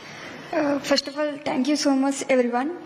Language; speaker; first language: Hindi; non-native, local second language; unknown